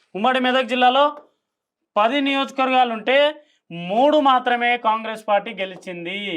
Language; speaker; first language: Telugu; non-native, local second language; Lambadi